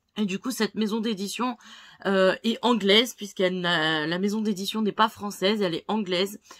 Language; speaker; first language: French; native; French